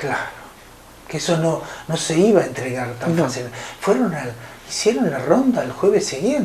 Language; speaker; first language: Spanish; native; Spanish